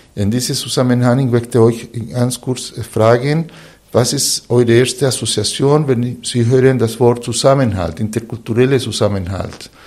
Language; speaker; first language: German; non-native, fluent; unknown